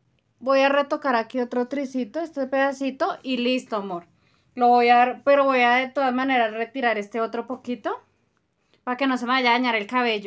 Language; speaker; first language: Spanish; native; Spanish